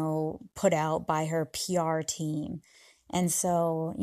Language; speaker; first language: English; native; English